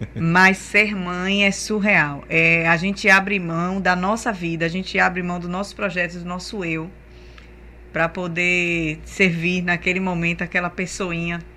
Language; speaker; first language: Portuguese; native; Portuguese